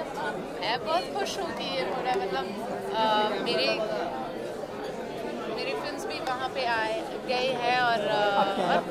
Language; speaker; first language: Hindi; non-native, local second language; French